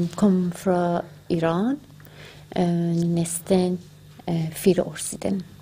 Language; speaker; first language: Norwegian; non-native, learner; Persian